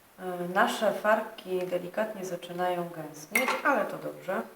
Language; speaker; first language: Polish; native; Polish